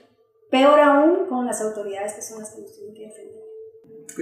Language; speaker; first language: Spanish; native; Spanish